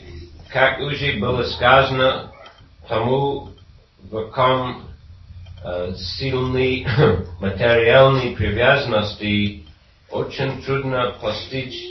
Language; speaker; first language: Russian; non-native, fluent; English